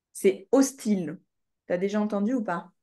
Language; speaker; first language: French; native; French